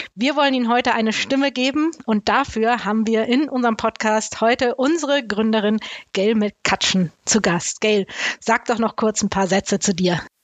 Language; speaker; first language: German; native; German